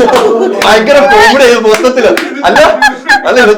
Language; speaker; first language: Malayalam; native; Malayalam